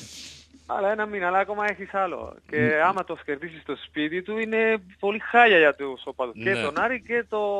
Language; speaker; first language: Greek; non-native, learner; Spanish